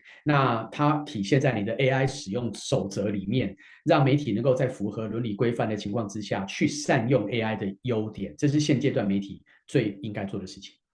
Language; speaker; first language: Chinese; native; Chinese